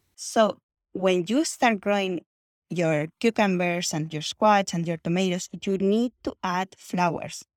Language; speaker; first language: English; non-native, fluent; Spanish